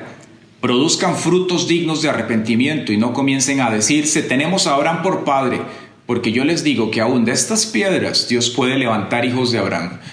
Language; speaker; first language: Spanish; native; Spanish